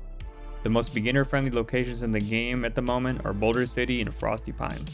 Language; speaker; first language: English; native; English